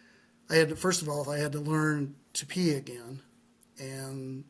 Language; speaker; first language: English; native; English